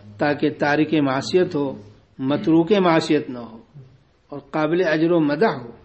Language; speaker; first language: Urdu; native; Urdu